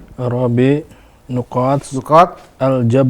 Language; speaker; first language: Arabic; non-native, learner; Indonesian